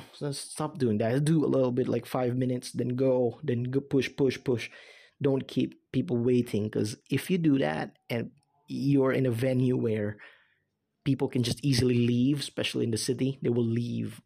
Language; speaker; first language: English; non-native, local second language; Cebuano